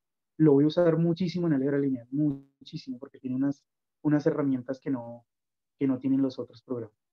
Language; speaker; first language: Spanish; native; Spanish